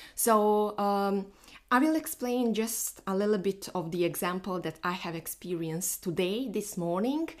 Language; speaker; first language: English; non-native, fluent; Bosnian